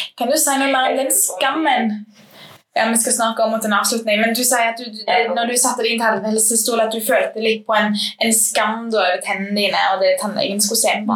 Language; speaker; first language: Norwegian; native; Norwegian